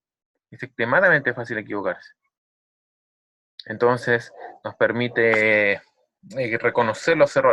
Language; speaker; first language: Spanish; native; Spanish